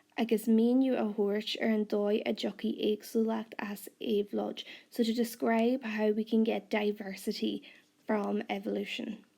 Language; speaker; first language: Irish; non-native, local second language; English